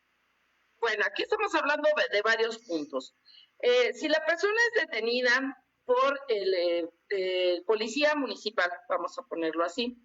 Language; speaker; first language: Spanish; native; Spanish